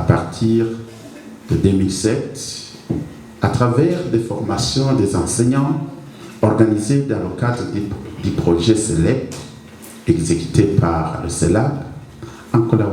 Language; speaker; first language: French; non-native, local second language; Rundi